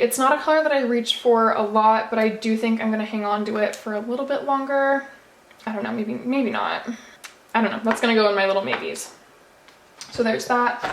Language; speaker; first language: English; native; English